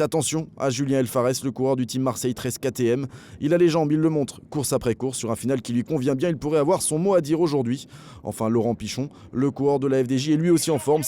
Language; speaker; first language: French; native; French